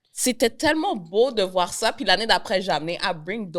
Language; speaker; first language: French; native; French